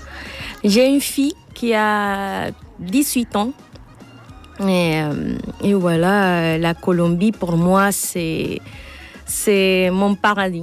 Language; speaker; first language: French; non-native, learner; Spanish